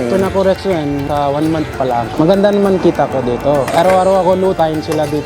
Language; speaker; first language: Filipino; non-native, learner; Punjabi